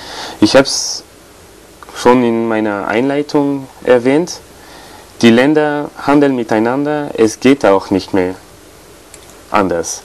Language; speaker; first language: German; non-native, fluent; French